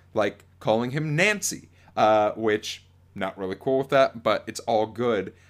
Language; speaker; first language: English; native; English